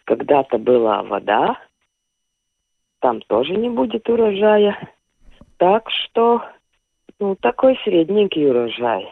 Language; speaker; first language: Russian; non-native, local second language; Latvian